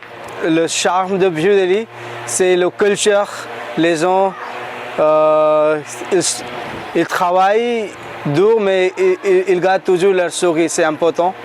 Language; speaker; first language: French; non-native, learner; Hindi